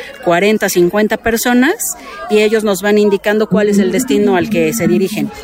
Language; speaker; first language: Spanish; native; Spanish